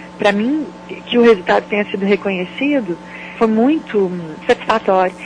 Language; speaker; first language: Portuguese; native; Portuguese